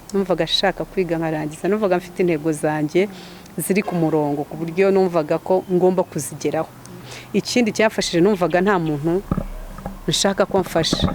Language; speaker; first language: Kinyarwanda; early bilingual, heritage; Kinyarwanda